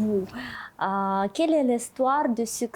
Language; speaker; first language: French; non-native, learner; Russian